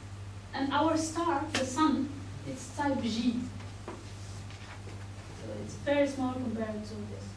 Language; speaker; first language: English; non-native, fluent; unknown